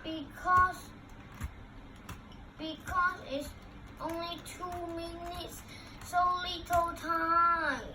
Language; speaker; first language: English; non-native, local second language; Cantonese